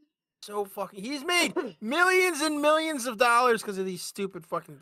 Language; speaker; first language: English; native; English